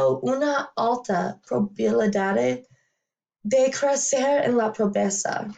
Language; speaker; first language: Spanish; non-native, learner; English